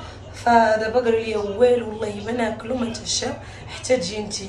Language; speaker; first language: Arabic; native; Arabic